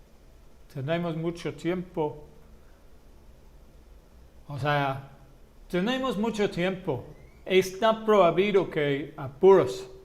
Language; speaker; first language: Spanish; non-native, fluent; English